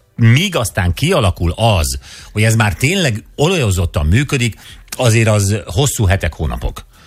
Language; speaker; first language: Hungarian; native; Hungarian